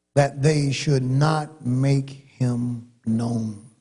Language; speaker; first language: English; native; English